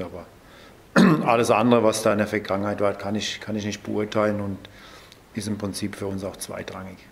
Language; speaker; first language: German; native; German